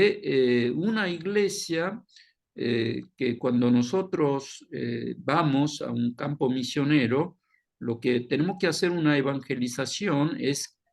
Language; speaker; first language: Spanish; non-native, fluent; Korean